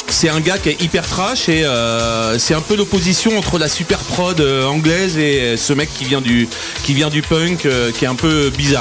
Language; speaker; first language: French; native; French